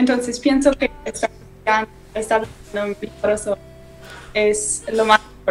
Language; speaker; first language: Spanish; non-native, learner; English